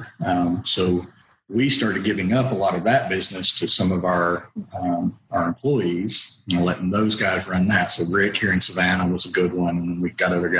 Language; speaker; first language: English; native; English